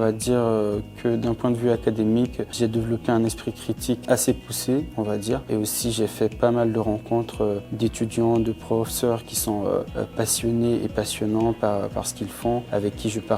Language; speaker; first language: French; non-native, local second language; Fula